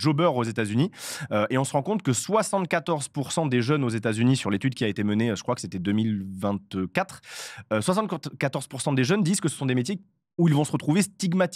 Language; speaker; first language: French; native; French